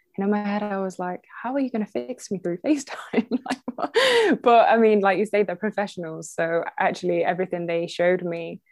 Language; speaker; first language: English; native; English